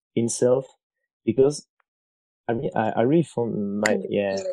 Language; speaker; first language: English; non-native, fluent; French